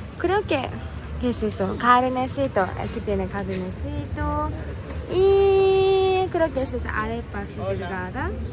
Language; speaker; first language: Spanish; non-native, learner; Japanese